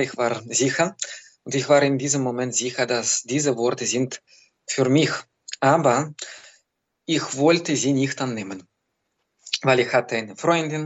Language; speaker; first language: German; non-native, learner; Belarusian